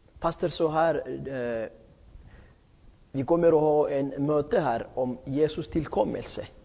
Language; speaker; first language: Swedish; non-native, fluent; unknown